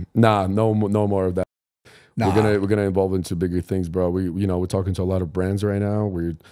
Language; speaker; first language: English; non-native, fluent; Ukrainian